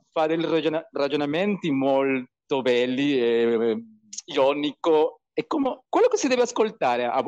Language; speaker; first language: Italian; non-native, learner; Spanish